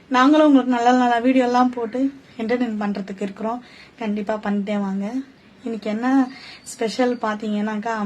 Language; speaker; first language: Tamil; non-native, local second language; Urdu